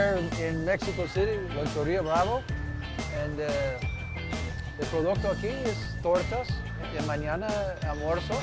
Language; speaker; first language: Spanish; non-native, learner; English